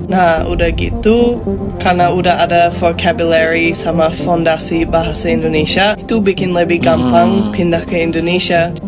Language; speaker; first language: Indonesian; non-native, fluent; English